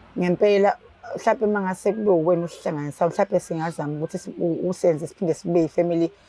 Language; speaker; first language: Zulu; native; Zulu